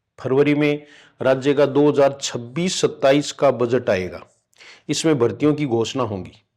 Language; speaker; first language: Hindi; native; Hindi